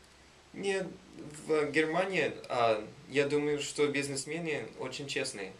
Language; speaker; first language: Russian; non-native, learner; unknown